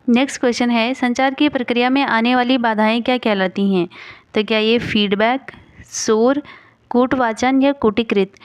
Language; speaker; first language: Hindi; native; Hindi